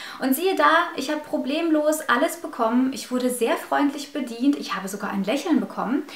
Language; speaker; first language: German; early bilingual, other home language; Russian